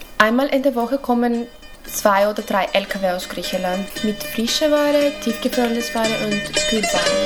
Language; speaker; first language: German; non-native, learner; Greek